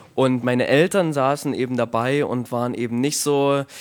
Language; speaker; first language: German; native; German